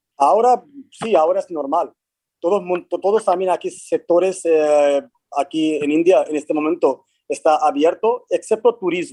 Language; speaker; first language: Spanish; non-native, fluent; Hindi